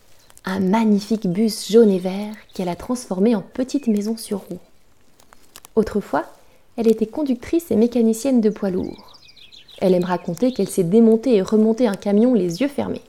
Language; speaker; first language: French; native; French